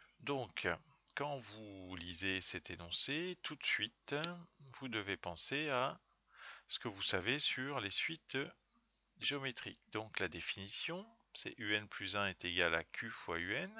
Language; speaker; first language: French; native; French